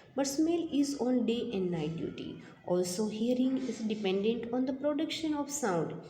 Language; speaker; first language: English; non-native, local second language; Gujarati